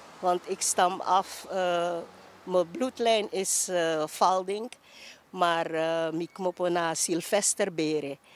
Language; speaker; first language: Dutch; native; Dutch